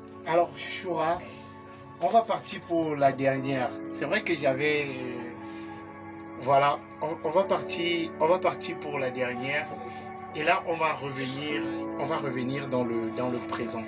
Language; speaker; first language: French; native; French